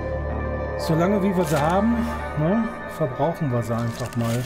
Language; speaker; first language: German; native; German